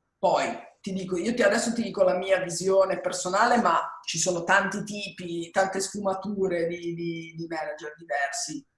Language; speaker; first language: Italian; native; Italian